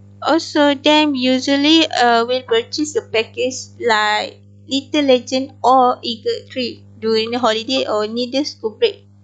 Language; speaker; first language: English; non-native, local second language; Malay